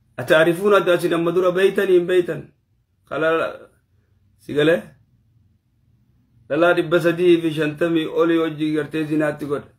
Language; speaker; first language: Oromo; native; Oromo